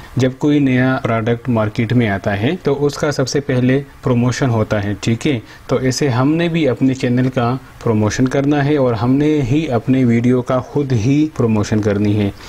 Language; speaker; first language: Urdu; non-native, local second language; Pashto